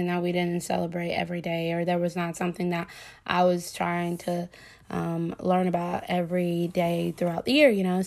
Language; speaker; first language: English; native; English